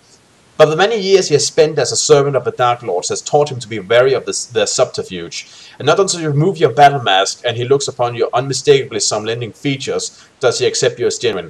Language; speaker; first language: English; native; English